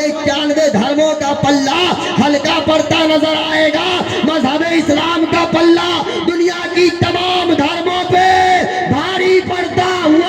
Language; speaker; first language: Hindi; native; Hindi